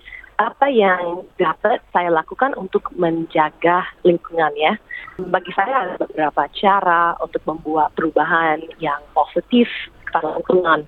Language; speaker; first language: Indonesian; early bilingual, heritage; English